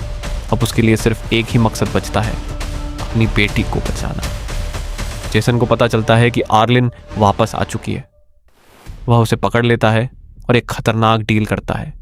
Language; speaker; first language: Hindi; native; Hindi